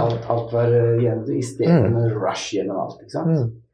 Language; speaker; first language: Norwegian; non-native, fluent; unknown